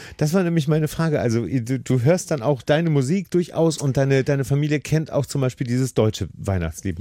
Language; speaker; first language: German; native; German